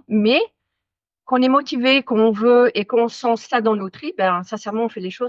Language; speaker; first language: French; native; French